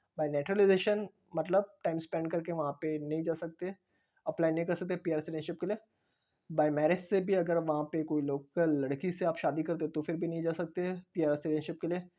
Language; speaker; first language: Hindi; non-native, local second language; Marathi